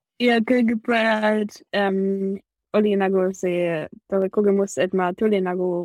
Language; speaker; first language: Estonian; non-native, learner; German